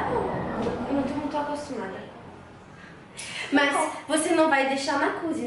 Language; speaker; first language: Portuguese; non-native, learner; French